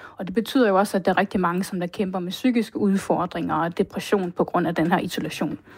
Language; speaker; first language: Danish; native; Danish